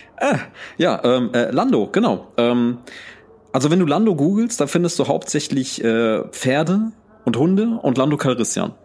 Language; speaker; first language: German; early bilingual, other home language; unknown